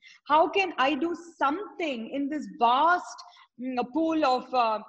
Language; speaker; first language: English; non-native, local second language; Tamil